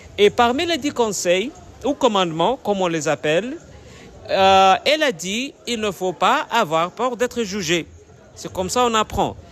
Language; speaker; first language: French; non-native, fluent; Swahili